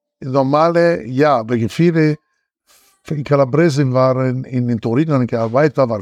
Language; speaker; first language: German; non-native, learner; Italian